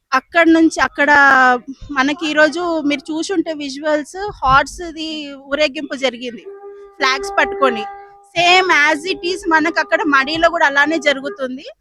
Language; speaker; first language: Telugu; non-native, local second language; Lambadi